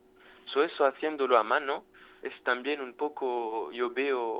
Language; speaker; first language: Spanish; non-native, fluent; French